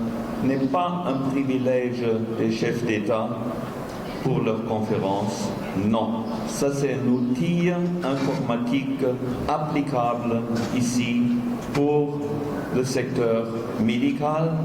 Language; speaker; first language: French; non-native, fluent; German